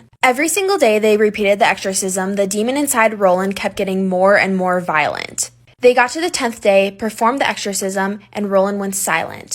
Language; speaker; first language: English; native; English